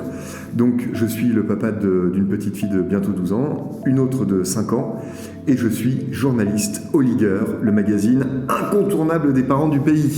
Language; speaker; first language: French; native; French